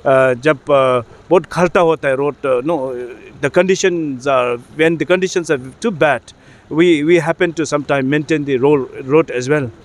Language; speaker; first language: Hindi; non-native, learner; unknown